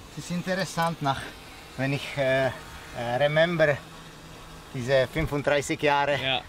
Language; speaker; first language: German; non-native, learner; Czech